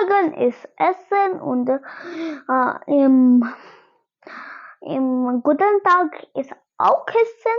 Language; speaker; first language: German; non-native, learner; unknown